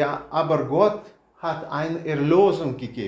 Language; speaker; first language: German; non-native, learner; Russian